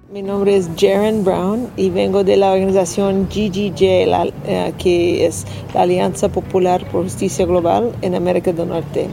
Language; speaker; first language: Spanish; non-native, learner; English